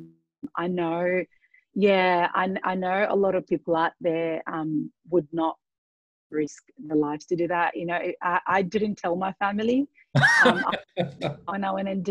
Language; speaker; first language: English; early bilingual, other home language; Arabic